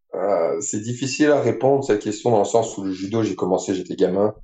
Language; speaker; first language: French; native; French